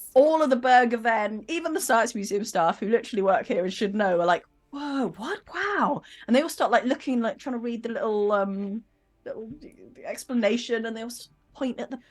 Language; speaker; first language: English; native; English